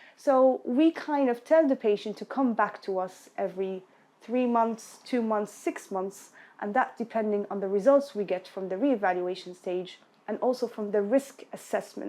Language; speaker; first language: English; non-native, fluent; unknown